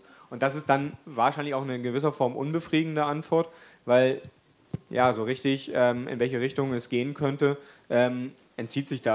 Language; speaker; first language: German; native; German